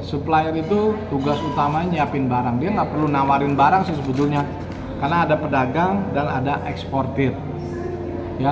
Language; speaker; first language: Indonesian; native; Indonesian